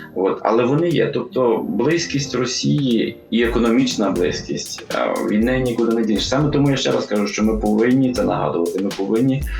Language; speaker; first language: Ukrainian; native; Ukrainian